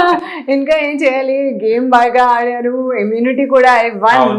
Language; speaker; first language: Telugu; non-native, local second language; Hindi